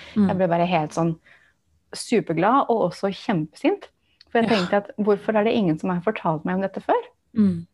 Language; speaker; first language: Norwegian; non-native, fluent; English